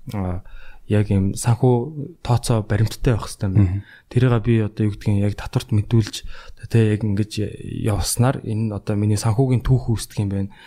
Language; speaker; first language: Mongolian; native; Mongolian